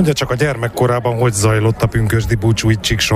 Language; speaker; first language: Hungarian; native; Hungarian